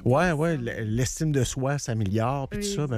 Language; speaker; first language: French; native; French